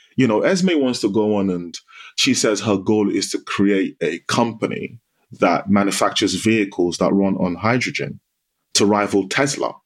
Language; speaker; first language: English; non-native, local second language; Yoruba